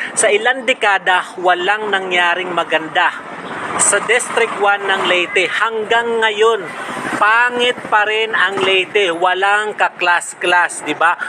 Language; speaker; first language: Filipino; non-native, local second language; Waray